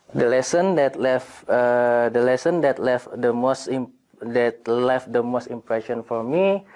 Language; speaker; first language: English; non-native, fluent; Indonesian